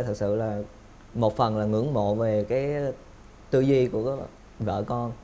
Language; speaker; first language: Vietnamese; native; Vietnamese